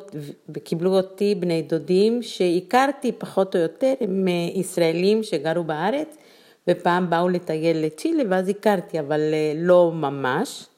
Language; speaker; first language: Hebrew; non-native, fluent; Spanish